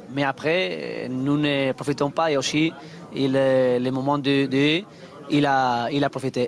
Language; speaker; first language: French; non-native, learner; Spanish